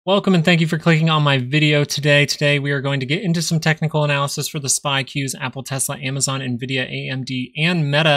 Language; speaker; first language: English; native; English